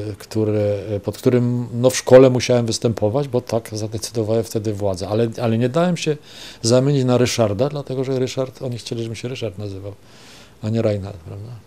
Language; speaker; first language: Polish; non-native, local second language; German